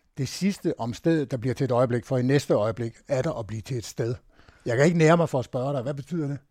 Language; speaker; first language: Danish; native; Danish